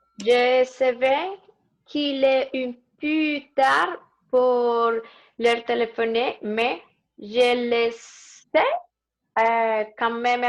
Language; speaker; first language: French; non-native, learner; Spanish